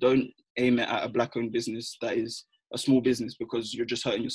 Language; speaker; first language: English; native; English